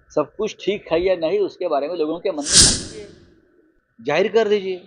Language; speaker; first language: Hindi; non-native, local second language; Marathi